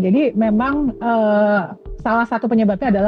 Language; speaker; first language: Indonesian; native; Indonesian